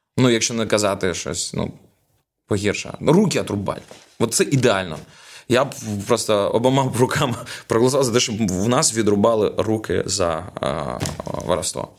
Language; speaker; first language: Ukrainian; non-native, local second language; Russian